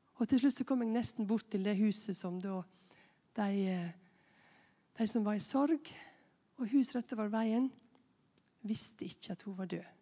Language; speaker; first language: Norwegian; native; Norwegian